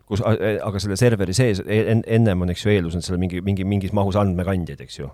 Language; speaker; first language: Estonian; native; Estonian